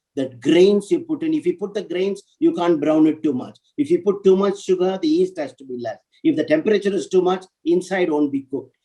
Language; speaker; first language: English; non-native, local second language; Tamil